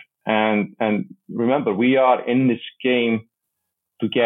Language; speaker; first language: English; non-native, fluent; Icelandic